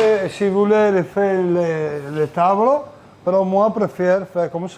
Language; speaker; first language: French; non-native, learner; Italian